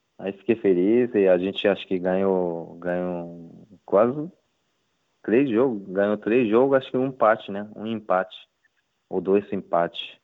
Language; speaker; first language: Portuguese; non-native, learner; Japanese